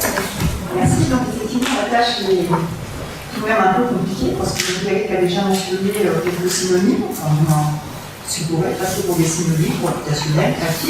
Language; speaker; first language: French; native; French